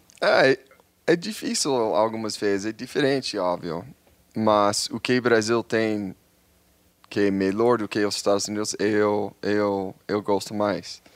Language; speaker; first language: Portuguese; non-native, fluent; English